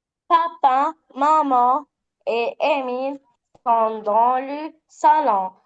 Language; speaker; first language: French; non-native, learner; Arabic